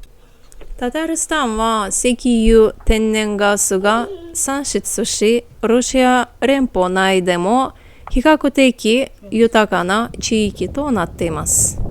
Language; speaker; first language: Japanese; non-native, fluent; Tatar